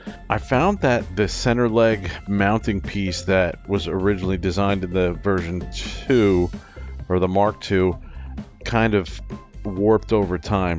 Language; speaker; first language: English; native; English